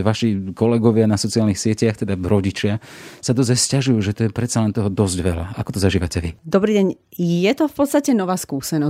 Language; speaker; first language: Slovak; native; Slovak